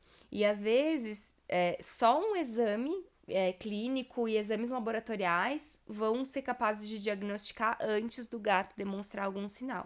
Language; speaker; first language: Portuguese; native; Portuguese